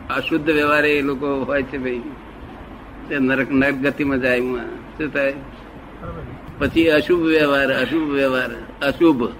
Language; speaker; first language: Gujarati; native; Gujarati